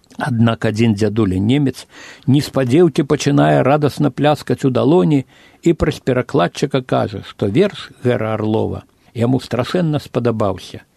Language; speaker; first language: Belarusian; native; Belarusian